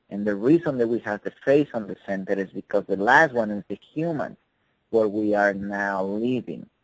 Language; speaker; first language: English; non-native, fluent; Spanish